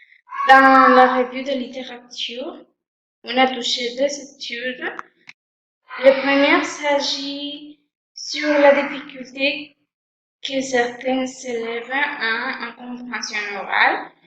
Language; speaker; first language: French; non-native, fluent; Spanish